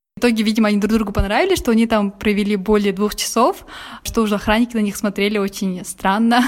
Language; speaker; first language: Russian; native; Russian